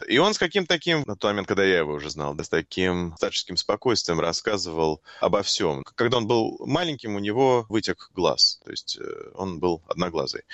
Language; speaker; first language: Russian; native; Russian